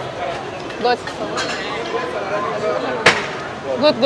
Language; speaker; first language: English; non-native, learner; Vietnamese